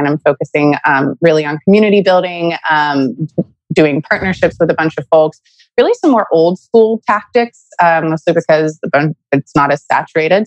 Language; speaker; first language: English; native; English